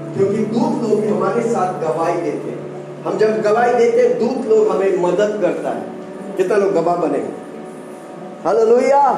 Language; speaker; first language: Hindi; non-native, local second language; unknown